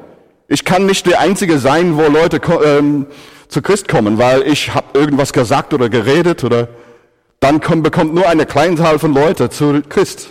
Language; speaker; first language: German; non-native, fluent; English